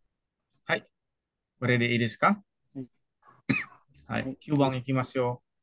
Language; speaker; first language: Japanese; non-native, fluent; Indonesian